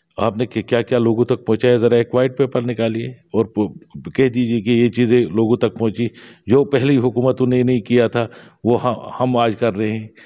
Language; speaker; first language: Hindi; non-native, local second language; Shina